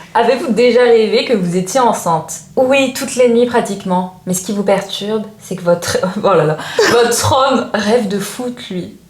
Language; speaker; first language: French; native; French